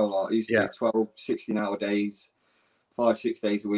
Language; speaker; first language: English; native; English